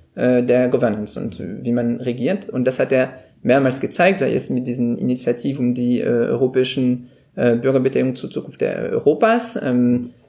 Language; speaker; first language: German; non-native, fluent; French